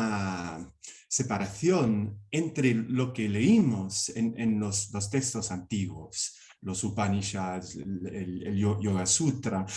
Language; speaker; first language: Spanish; non-native, fluent; English